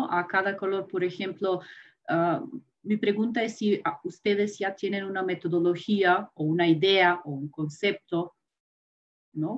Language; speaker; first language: Spanish; non-native, fluent; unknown